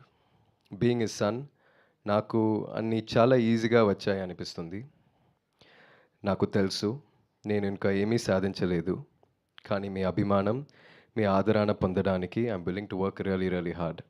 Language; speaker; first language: Telugu; non-native, learner; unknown